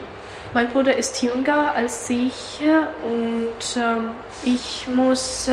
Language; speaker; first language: German; non-native, learner; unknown